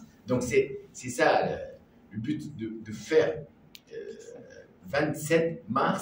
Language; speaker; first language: French; non-native, learner; Arabic